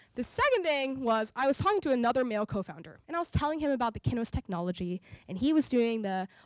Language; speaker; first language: English; native; English